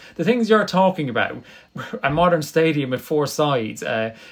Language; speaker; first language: English; native; English